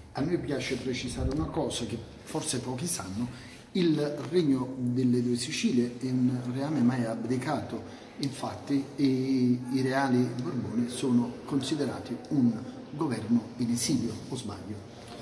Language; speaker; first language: Italian; native; Italian